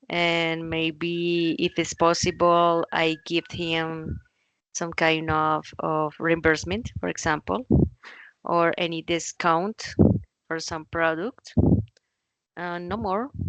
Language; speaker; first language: English; non-native, learner; Spanish